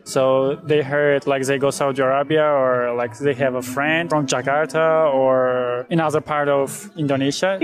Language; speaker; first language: English; non-native, learner; Uzbek